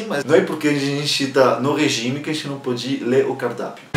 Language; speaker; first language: Portuguese; non-native, fluent; French